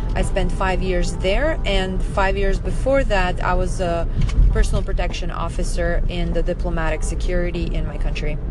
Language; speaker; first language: English; non-native, fluent; Serbian